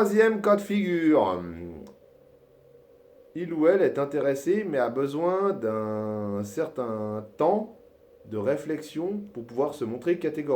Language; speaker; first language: French; native; French